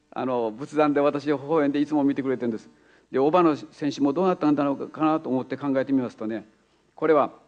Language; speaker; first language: Japanese; native; Japanese